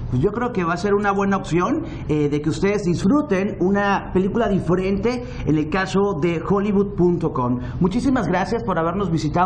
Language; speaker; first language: Spanish; native; Spanish